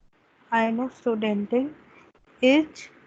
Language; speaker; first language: German; non-native, learner; Hindi